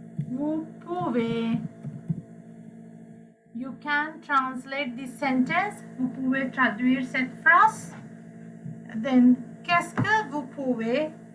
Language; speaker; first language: French; non-native, fluent; Sinhala